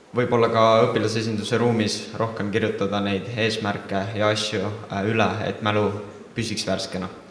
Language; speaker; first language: Estonian; native; Estonian